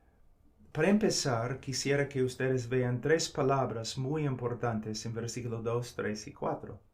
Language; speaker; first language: Spanish; non-native, fluent; English